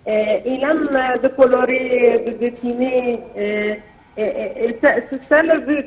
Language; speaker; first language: French; non-native, fluent; Arabic